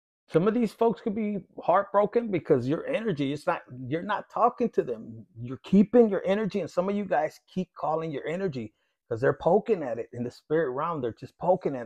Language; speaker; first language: English; early bilingual, other home language; Spanish